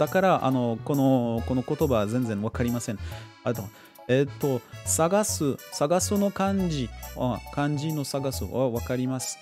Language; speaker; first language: Japanese; non-native, learner; French